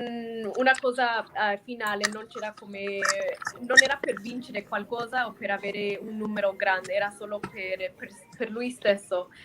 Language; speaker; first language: Italian; non-native, fluent; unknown